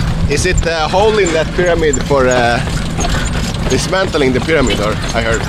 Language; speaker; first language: English; non-native, fluent; Swedish